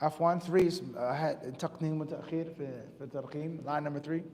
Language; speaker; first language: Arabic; non-native, fluent; English